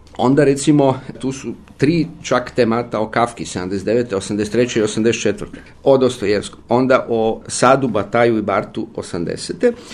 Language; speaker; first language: Croatian; native; Croatian